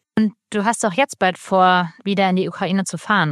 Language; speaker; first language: German; native; German